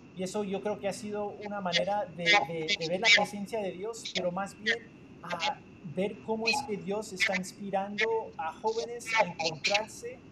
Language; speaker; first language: Spanish; native; Spanish